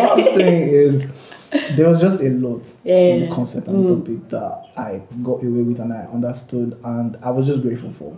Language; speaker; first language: English; non-native, local second language; Ibibio